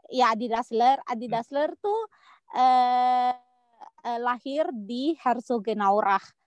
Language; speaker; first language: Indonesian; native; Indonesian